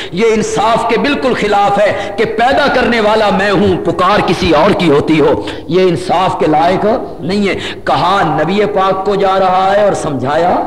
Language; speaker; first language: Urdu; non-native, local second language; Punjabi